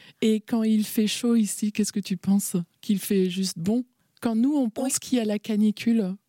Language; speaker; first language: French; native; French